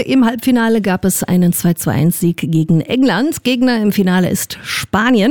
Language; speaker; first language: German; native; German